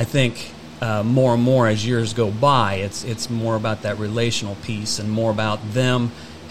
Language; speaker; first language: English; native; English